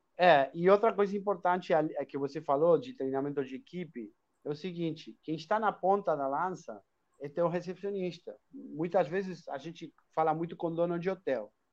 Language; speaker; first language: Portuguese; non-native, fluent; Spanish